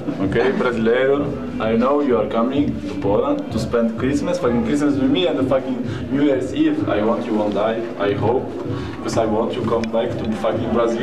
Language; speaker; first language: English; non-native, fluent; Polish